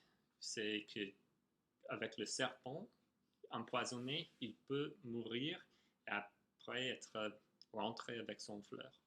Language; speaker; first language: French; non-native, fluent; English